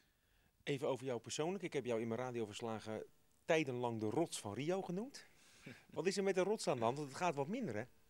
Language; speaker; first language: Dutch; native; Dutch